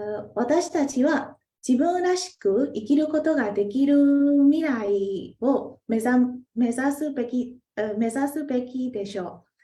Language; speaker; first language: Japanese; non-native, fluent; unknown